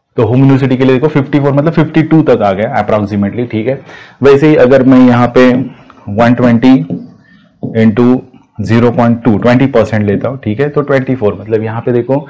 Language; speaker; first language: Hindi; non-native, local second language; Marathi